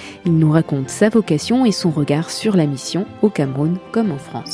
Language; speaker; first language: French; native; French